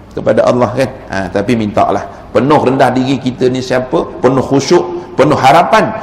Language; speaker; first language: Malay; native; Malay